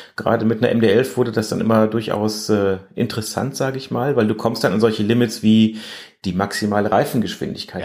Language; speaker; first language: German; native; German